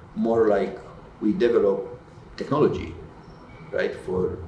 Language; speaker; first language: English; non-native, fluent; Romanian